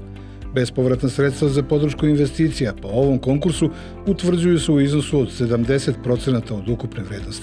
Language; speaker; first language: Serbian; native; Serbian